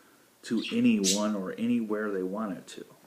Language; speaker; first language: English; native; English